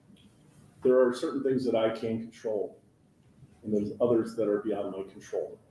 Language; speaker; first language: English; native; English